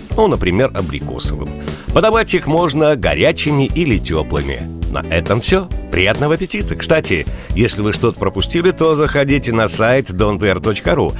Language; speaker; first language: Russian; native; Russian